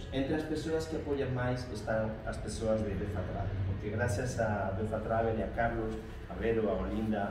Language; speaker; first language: Portuguese; non-native, fluent; Spanish